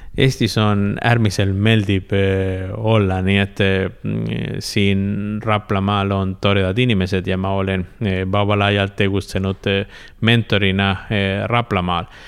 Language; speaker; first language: Estonian; non-native, fluent; Spanish